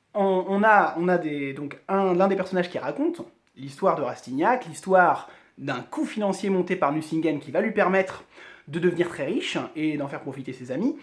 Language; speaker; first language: French; native; French